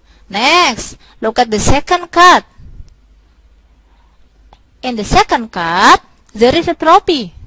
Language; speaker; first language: English; non-native, local second language; Indonesian